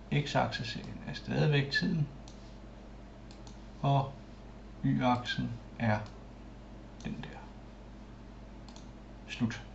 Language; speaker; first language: Danish; native; Danish